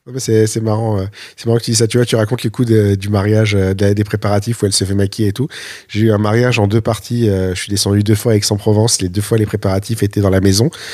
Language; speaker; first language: French; native; French